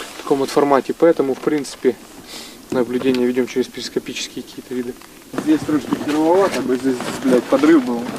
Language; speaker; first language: Russian; native; Russian